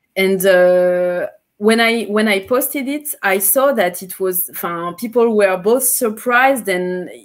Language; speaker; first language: English; non-native, fluent; French